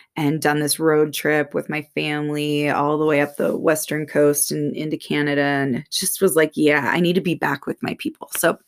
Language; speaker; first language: English; native; English